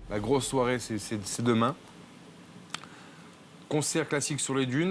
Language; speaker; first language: French; native; French